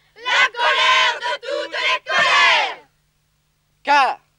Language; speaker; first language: French; native; French